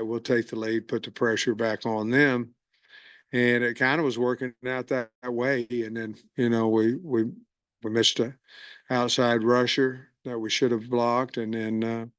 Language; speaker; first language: English; native; English